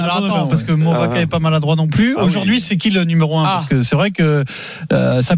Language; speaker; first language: French; native; French